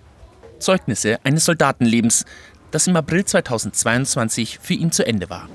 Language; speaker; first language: German; native; German